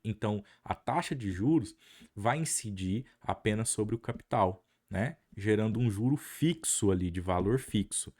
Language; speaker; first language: Portuguese; native; Portuguese